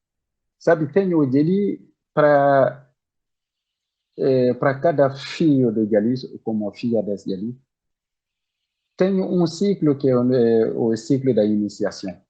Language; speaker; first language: Portuguese; non-native, learner; Bambara